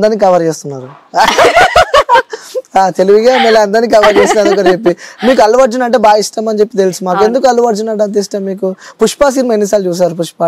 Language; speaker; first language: Telugu; native; Telugu